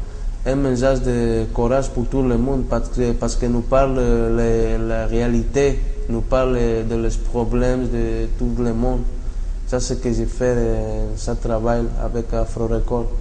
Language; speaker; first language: French; non-native, learner; Spanish